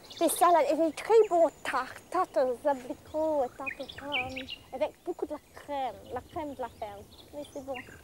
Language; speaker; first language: French; non-native, fluent; English